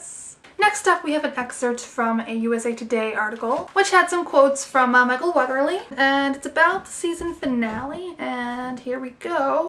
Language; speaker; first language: English; native; English